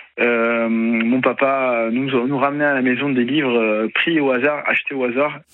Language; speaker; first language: French; non-native, fluent; Italian